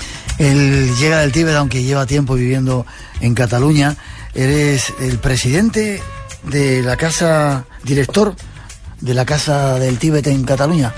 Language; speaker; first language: Spanish; native; Spanish